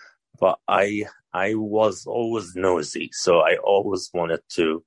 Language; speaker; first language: English; non-native, fluent; Arabic